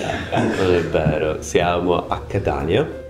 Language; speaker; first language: Italian; native; Italian